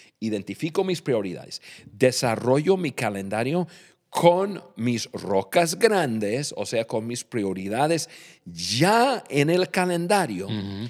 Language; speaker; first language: Spanish; non-native, fluent; English